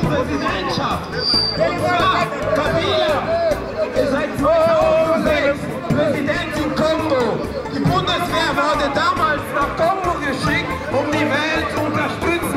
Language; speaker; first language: German; non-native, fluent; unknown